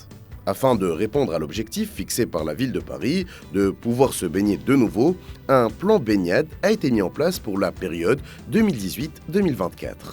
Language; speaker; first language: French; native; French